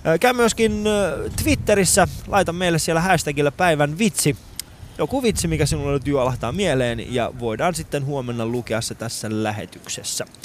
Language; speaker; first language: Finnish; non-native, fluent; Persian